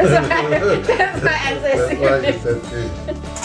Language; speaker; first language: English; non-native, learner; Thai